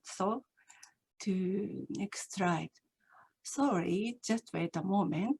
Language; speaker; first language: English; non-native, learner; Japanese